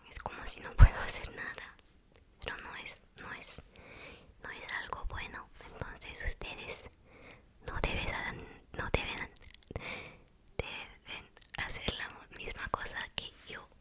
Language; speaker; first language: Spanish; non-native, learner; Korean